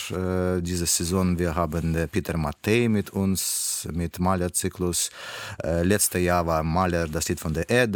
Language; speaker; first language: German; non-native, learner; Russian